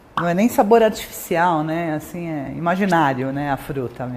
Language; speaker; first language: Portuguese; native; Portuguese